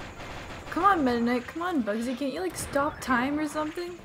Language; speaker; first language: English; native; English